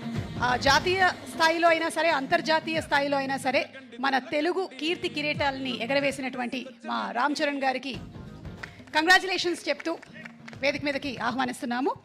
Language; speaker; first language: Telugu; native; Telugu